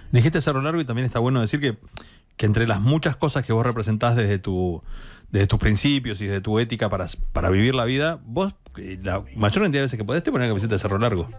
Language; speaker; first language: Spanish; native; Spanish